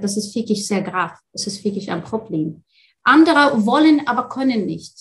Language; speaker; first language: German; non-native, fluent; Arabic